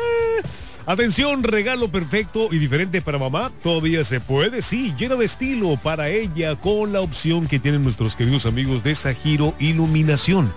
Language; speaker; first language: Spanish; native; Spanish